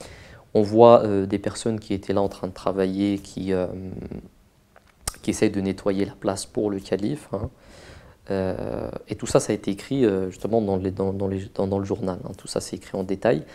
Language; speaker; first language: French; native; French